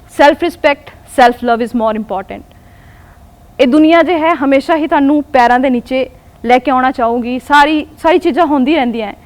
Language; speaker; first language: Punjabi; non-native, local second language; Hindi